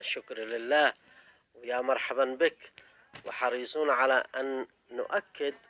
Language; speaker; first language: Arabic; native; Arabic